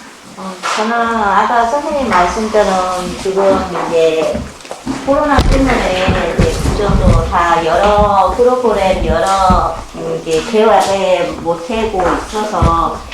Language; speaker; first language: Korean; non-native, learner; Vietnamese